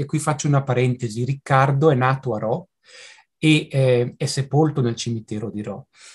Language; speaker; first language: Italian; native; Italian